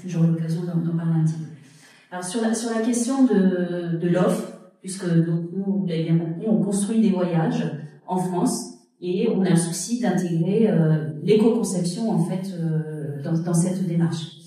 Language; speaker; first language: French; native; French